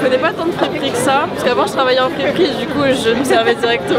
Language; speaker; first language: French; native; French